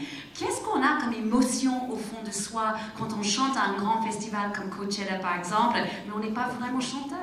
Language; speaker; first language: French; native; French